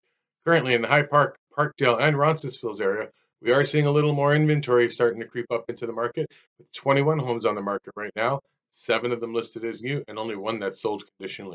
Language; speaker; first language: English; native; English